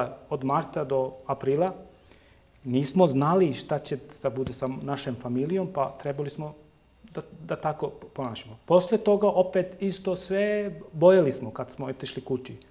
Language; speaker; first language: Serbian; non-native, local second language; Turkish